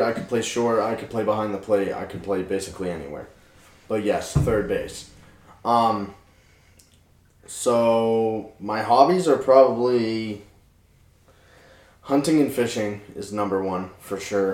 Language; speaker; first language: English; native; English